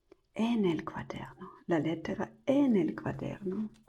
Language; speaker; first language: Italian; non-native, learner; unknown